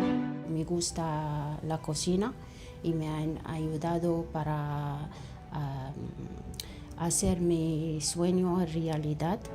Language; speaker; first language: Spanish; non-native, fluent; Arabic